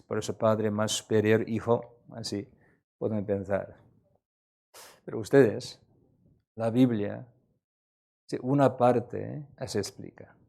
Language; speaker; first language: Spanish; non-native, learner; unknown